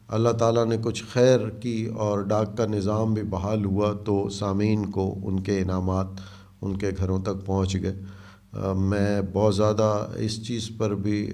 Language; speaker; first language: Urdu; native; Urdu